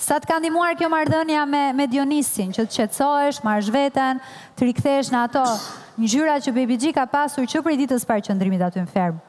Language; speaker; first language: Albanian; native; Albanian